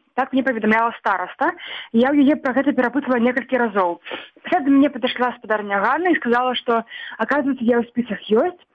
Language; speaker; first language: Belarusian; non-native, local second language; Russian